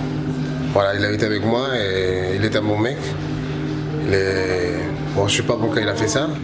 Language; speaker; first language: French; non-native, fluent; Spanish